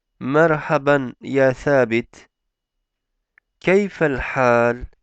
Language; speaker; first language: Arabic; non-native, fluent; Turkish